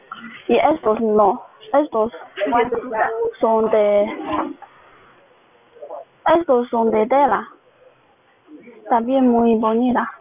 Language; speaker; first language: Spanish; non-native, learner; Chinese